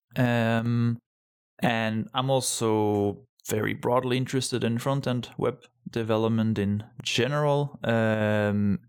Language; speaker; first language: English; non-native, fluent; Dutch